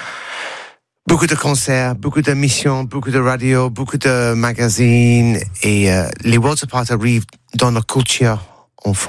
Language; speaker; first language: French; non-native, learner; English